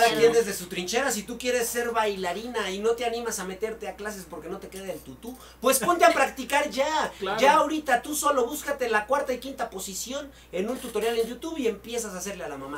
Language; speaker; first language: Spanish; native; Spanish